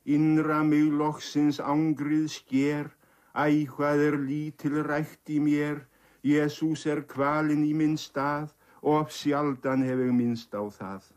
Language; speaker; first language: Icelandic; native; Icelandic